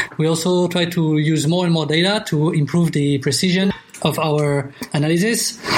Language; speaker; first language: English; non-native, fluent; French